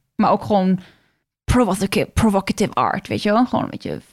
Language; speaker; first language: Dutch; non-native, fluent; Norwegian